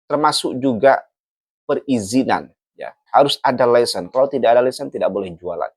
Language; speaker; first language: Indonesian; native; Indonesian